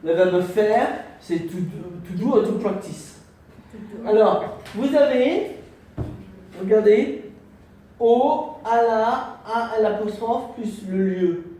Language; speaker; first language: French; non-native, fluent; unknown